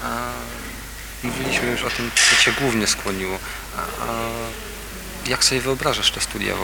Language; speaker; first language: Polish; native; Polish